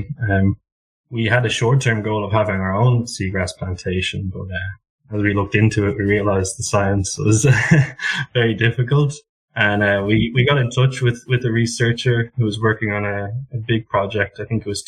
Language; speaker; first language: English; native; English